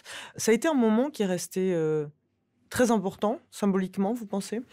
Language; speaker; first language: French; native; French